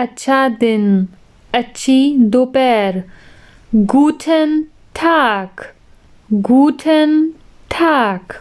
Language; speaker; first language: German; non-native, fluent; Urdu